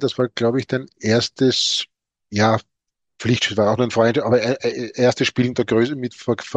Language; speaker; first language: German; native; German